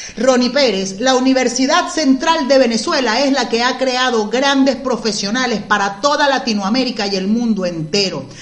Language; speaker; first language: Spanish; native; Spanish